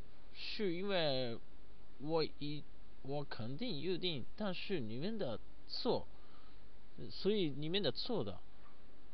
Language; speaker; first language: Chinese; non-native, learner; Japanese